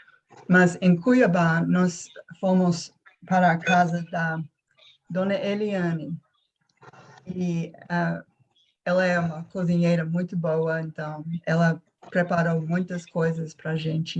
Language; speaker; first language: Portuguese; non-native, fluent; English